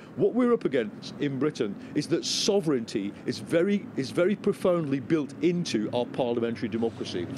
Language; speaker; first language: English; native; English